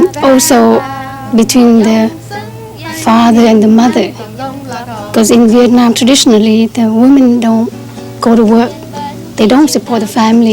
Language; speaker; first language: English; non-native, fluent; Vietnamese